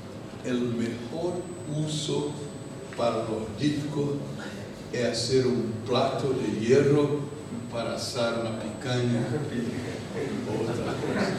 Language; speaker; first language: Spanish; non-native, fluent; Portuguese